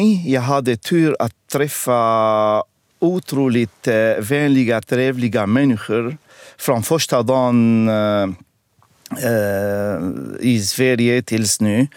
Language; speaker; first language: Swedish; non-native, fluent; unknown